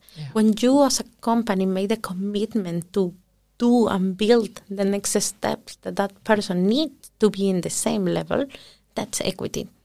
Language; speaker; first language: English; early bilingual, other home language; Spanish